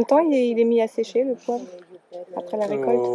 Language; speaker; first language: French; native; French